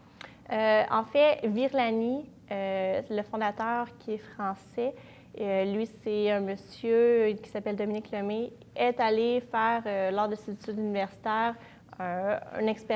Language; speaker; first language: French; native; French